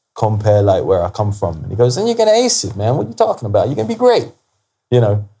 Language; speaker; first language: English; native; English